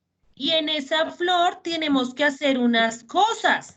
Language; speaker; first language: Spanish; native; Spanish